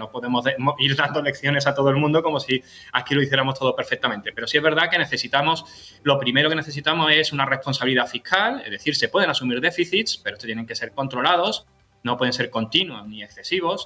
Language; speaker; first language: Spanish; native; Spanish